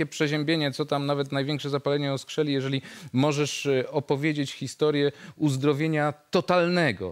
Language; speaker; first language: Polish; native; Polish